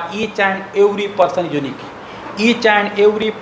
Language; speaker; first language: Hindi; non-native, local second language; Marathi